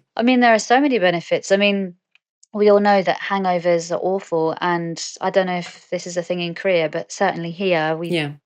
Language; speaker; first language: English; native; English